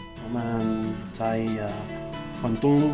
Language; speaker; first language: Chinese; non-native, learner; Spanish